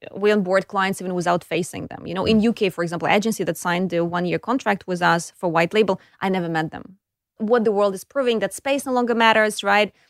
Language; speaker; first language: English; non-native, fluent; Ukrainian